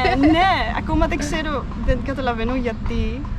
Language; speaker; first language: Greek; non-native, learner; Dutch